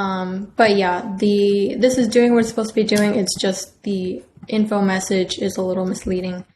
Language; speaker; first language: English; native; English